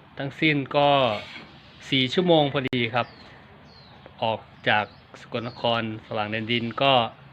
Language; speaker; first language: Thai; native; Thai